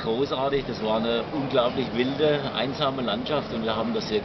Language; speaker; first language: German; native; German